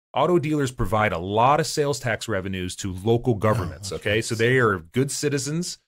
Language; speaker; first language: English; native; English